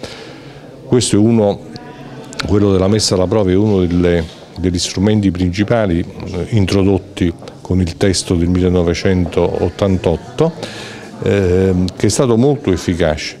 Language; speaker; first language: Italian; native; Italian